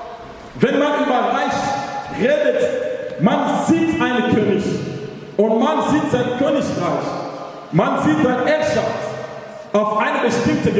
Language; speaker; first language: German; non-native, learner; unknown